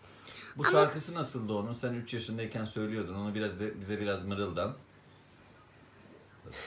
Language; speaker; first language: Turkish; native; Turkish